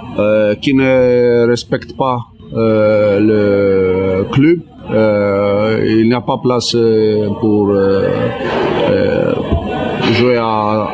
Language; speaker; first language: French; non-native, learner; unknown